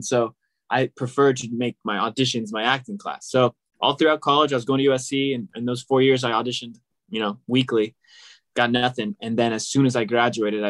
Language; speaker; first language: English; native; English